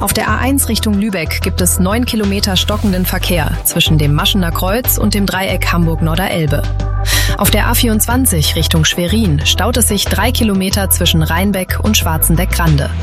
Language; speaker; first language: German; native; German